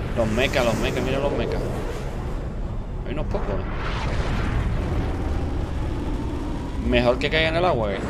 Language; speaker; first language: Spanish; native; Spanish